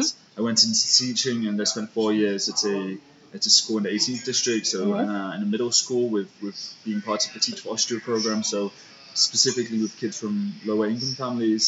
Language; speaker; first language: English; native; English